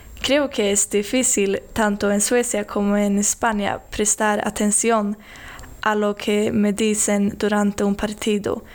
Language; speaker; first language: Spanish; non-native, learner; Swedish